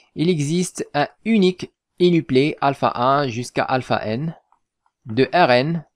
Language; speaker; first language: French; non-native, local second language; Arabic